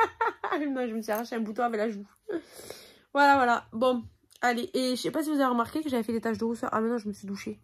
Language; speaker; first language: French; native; French